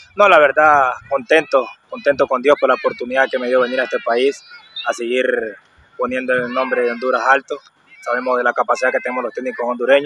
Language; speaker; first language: Spanish; native; Spanish